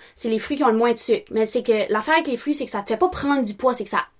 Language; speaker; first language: French; native; French